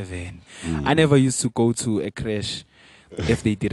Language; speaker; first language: English; non-native, local second language; Venda